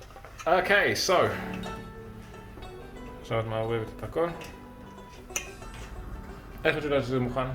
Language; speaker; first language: Hebrew; non-native, fluent; English